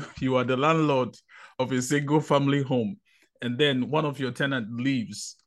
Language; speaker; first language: English; non-native, local second language; Igbo